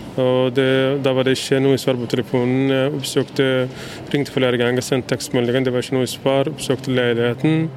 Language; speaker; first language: Norwegian; early bilingual, other home language; Somali